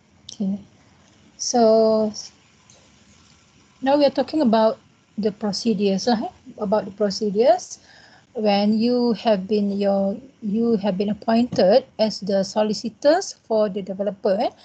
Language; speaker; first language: English; non-native, local second language; Malay